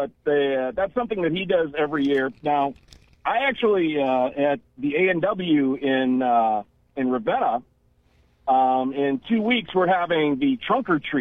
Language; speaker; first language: English; native; English